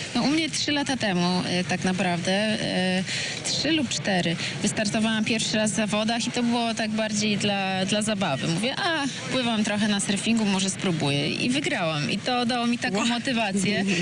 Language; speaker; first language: Polish; native; Polish